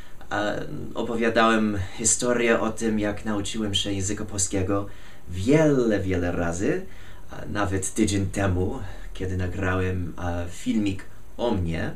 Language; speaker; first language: Polish; non-native, fluent; English